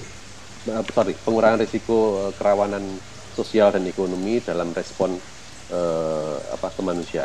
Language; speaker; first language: Indonesian; native; Indonesian